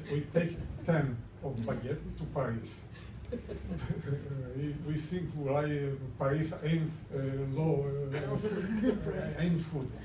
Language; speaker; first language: English; non-native, learner; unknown